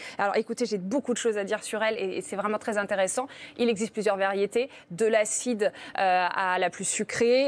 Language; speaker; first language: French; native; French